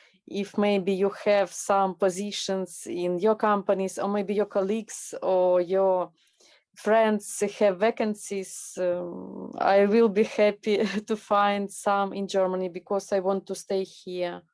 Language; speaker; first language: English; non-native, learner; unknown